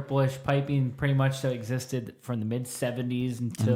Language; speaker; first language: English; native; English